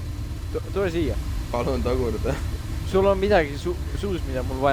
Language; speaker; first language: Estonian; native; Estonian